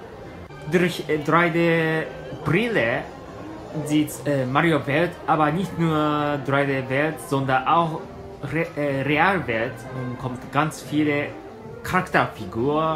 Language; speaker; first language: German; non-native, learner; Japanese